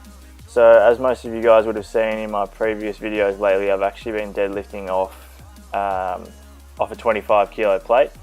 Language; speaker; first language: English; native; English